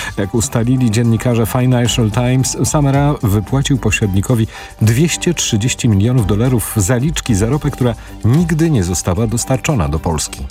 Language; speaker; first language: Polish; native; Polish